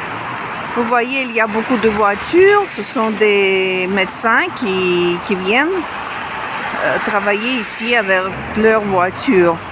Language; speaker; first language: French; non-native, fluent; Russian